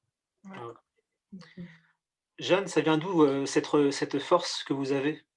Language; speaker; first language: French; native; French